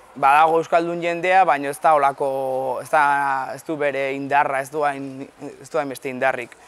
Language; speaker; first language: Basque; native; Basque